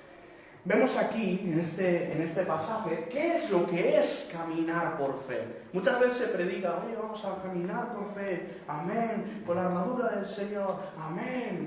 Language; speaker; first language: Spanish; native; Spanish